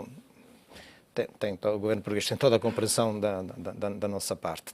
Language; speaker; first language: Portuguese; non-native, fluent; Italian